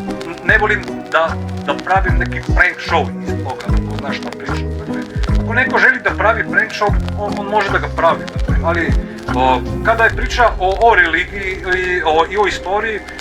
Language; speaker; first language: Croatian; native; Croatian